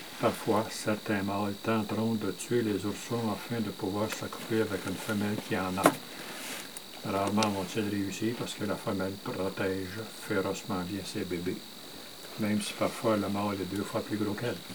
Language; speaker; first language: French; native; French